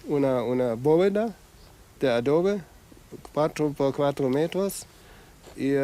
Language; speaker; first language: Spanish; non-native, fluent; German